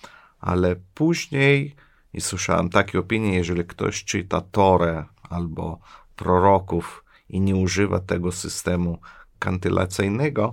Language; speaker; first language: Polish; non-native, fluent; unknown